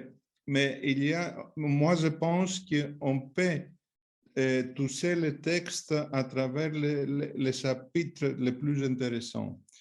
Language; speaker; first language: French; non-native, fluent; Greek